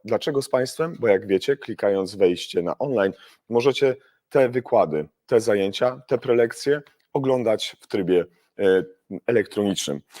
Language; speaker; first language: Polish; native; Polish